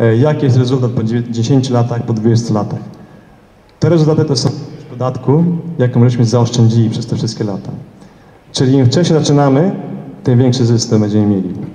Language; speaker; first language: Polish; early bilingual, heritage; Polish